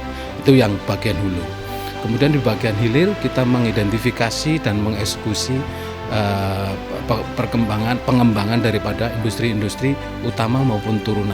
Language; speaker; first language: Indonesian; native; Indonesian